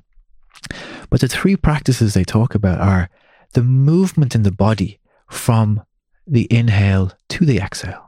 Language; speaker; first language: English; native; English